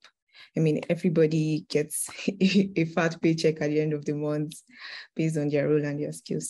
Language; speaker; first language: English; non-native, local second language; Yoruba